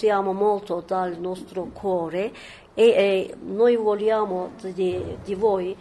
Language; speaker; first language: Italian; non-native, learner; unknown